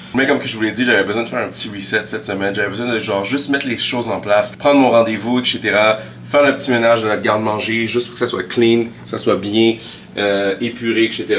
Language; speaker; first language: French; early bilingual, other home language; Haitian Creole